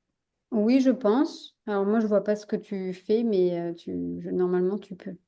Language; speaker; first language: French; native; French